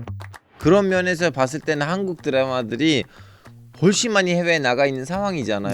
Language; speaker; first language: Korean; non-native, fluent; Turkish